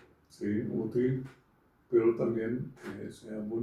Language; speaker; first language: Spanish; non-native, fluent; Dutch